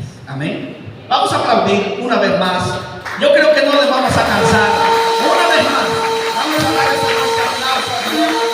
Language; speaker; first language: Spanish; native; Spanish